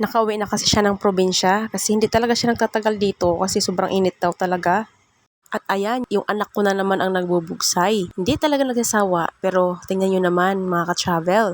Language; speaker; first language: Filipino; non-native, local second language; Cebuano